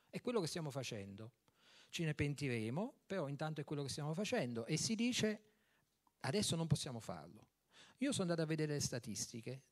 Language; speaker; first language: Italian; native; Italian